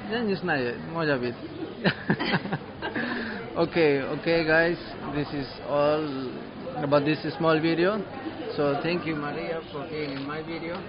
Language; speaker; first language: English; non-native, learner; Spanish